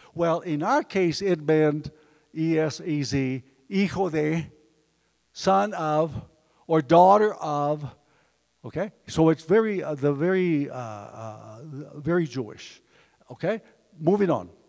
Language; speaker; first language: English; early bilingual, other home language; Spanish